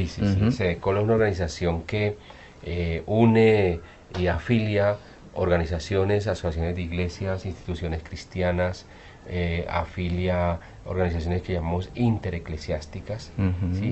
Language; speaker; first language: Spanish; native; Spanish